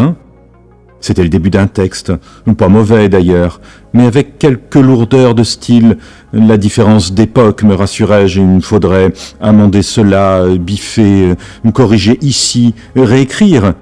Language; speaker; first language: French; native; French